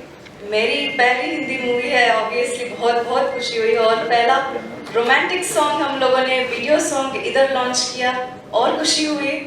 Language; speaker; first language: Hindi; non-native, local second language; Kannada